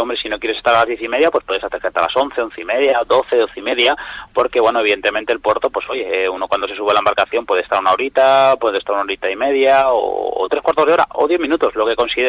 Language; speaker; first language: Spanish; native; Spanish